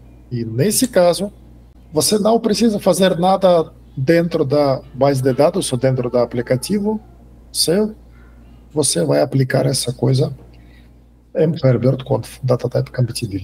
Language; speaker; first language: Portuguese; non-native, fluent; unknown